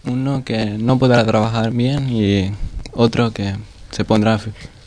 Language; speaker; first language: Spanish; non-native, local second language; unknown